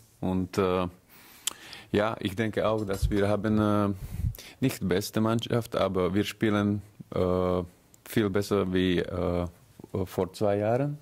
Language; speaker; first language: German; non-native, learner; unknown